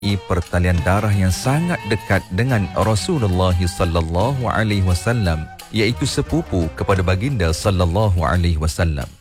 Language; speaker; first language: Malay; native; Malay